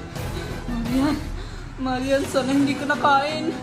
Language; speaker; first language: Filipino; native; Filipino